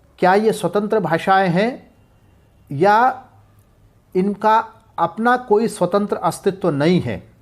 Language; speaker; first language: Hindi; native; Hindi